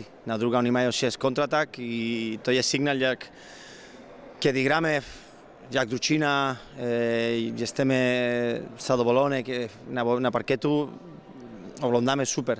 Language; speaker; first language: Polish; non-native, learner; Spanish